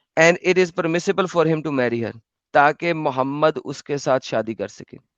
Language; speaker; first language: Urdu; native; Urdu